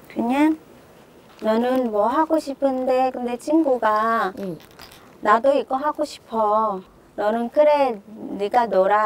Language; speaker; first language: Korean; non-native, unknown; Khmer